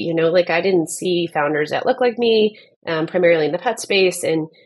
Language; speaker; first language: English; native; English